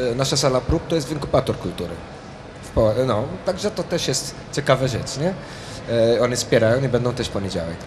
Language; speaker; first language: Polish; non-native, fluent; Maltese